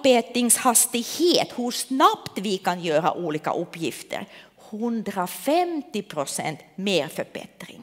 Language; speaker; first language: Swedish; non-native, local second language; Finnish